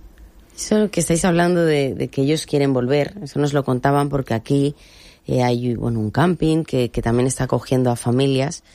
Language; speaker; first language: Spanish; native; Spanish